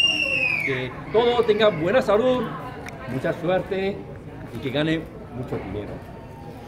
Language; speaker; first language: Spanish; non-native, fluent; Chinese